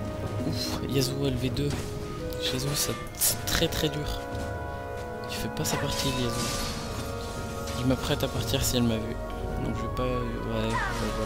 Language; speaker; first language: French; native; French